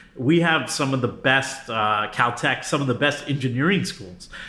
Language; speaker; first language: English; native; English